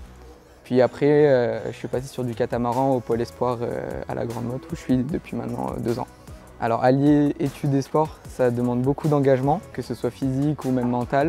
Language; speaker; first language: French; native; French